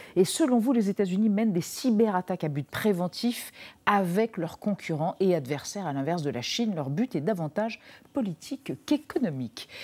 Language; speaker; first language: French; native; French